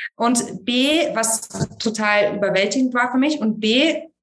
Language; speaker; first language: German; native; German